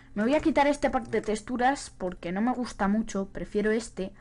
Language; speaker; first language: Spanish; native; Spanish